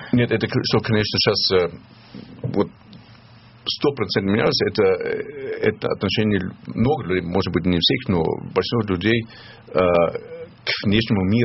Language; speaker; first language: Russian; non-native, fluent; German